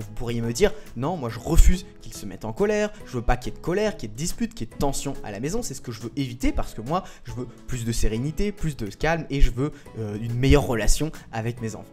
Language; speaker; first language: French; native; French